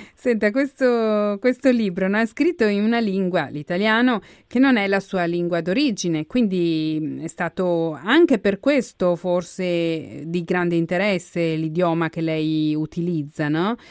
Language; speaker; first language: Italian; native; Italian